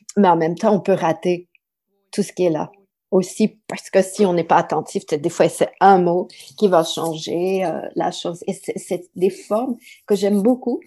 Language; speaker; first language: French; non-native, local second language; English